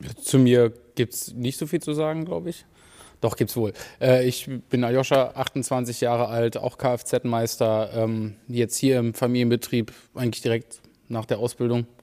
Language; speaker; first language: German; native; German